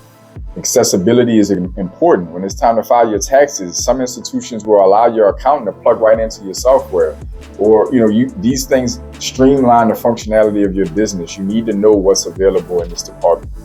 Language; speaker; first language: English; native; English